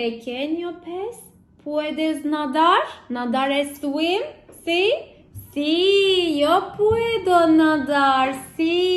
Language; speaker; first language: Spanish; non-native, learner; Turkish